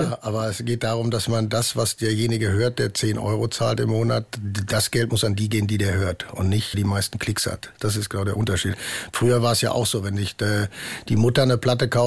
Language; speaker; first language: German; native; German